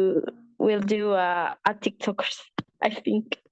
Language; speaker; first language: English; non-native, learner; Spanish